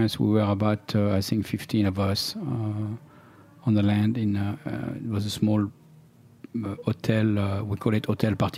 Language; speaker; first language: English; non-native, fluent; French